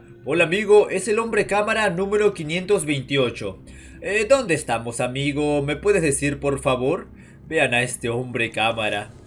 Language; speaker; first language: Spanish; native; Spanish